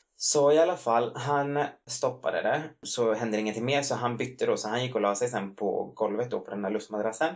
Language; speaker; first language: Swedish; native; Swedish